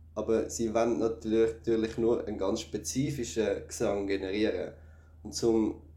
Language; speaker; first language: German; native; German